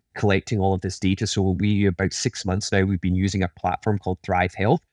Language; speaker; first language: English; native; English